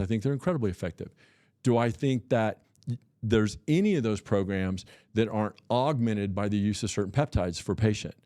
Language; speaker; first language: English; native; English